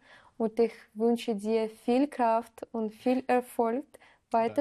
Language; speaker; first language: German; non-native, learner; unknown